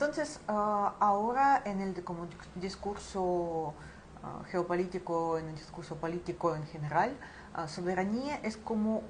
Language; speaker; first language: Spanish; non-native, fluent; Ukrainian